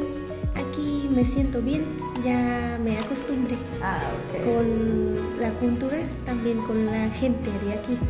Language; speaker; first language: Spanish; non-native, learner; Vietnamese